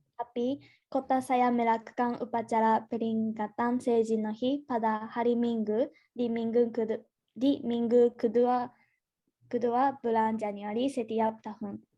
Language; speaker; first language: Indonesian; non-native, learner; Japanese